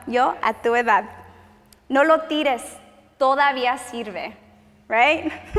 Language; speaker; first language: Spanish; early bilingual, other home language; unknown